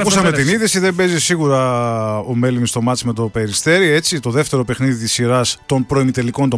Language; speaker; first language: Greek; native; Greek